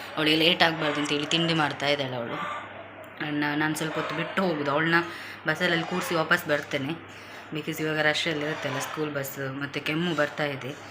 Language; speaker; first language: Kannada; native; Kannada